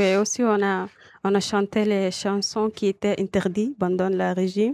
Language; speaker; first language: French; non-native, learner; Arabic